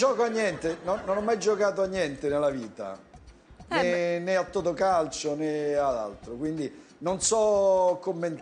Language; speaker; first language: Italian; native; Italian